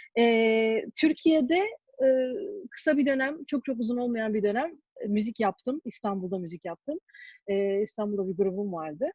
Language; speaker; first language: Turkish; early bilingual, heritage; Turkish